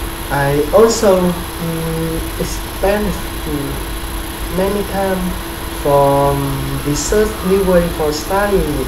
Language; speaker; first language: English; non-native, learner; Vietnamese